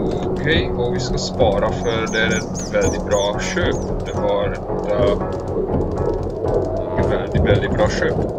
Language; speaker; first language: Swedish; non-native, learner; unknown